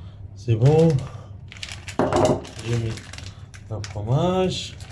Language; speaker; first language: French; non-native, learner; Arabic